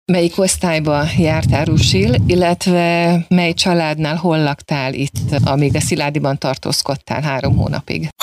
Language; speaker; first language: Hungarian; native; Hungarian